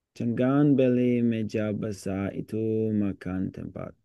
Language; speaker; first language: Indonesian; non-native, learner; English